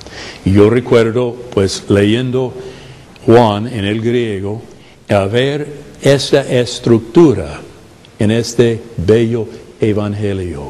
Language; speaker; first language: Spanish; non-native, fluent; English